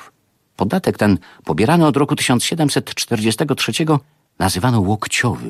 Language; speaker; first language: Polish; native; Polish